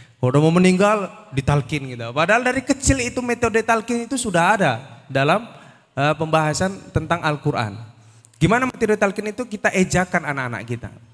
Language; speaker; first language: Indonesian; native; Indonesian